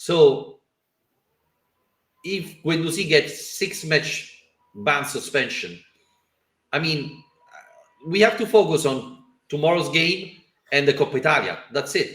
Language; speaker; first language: English; non-native, fluent; Italian